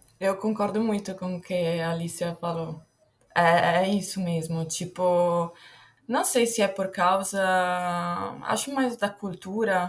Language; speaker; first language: Portuguese; non-native, fluent; Italian